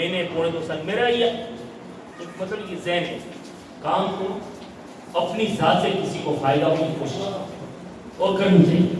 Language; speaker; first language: Urdu; non-native, local second language; Gujarati